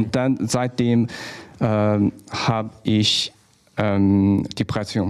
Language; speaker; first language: German; non-native, fluent; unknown